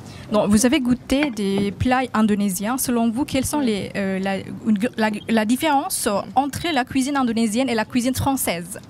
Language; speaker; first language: French; non-native, fluent; Indonesian